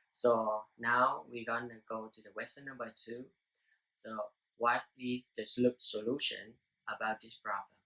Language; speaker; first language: English; non-native, learner; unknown